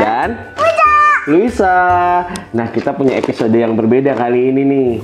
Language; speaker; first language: Indonesian; native; Indonesian